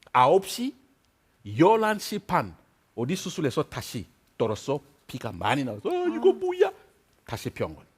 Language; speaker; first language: Korean; non-native, learner; French